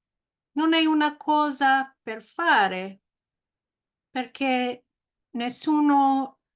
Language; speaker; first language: Italian; non-native, learner; English